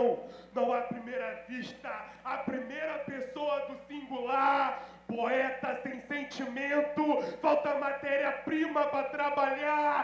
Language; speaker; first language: Portuguese; native; Portuguese